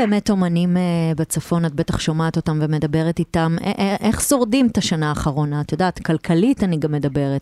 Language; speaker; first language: Hebrew; native; Hebrew